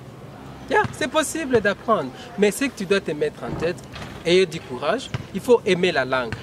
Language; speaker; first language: French; non-native, local second language; Swahili